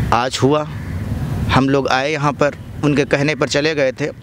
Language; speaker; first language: Hindi; native; Hindi